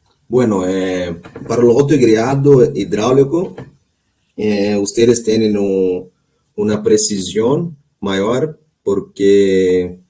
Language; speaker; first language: Spanish; non-native, learner; Portuguese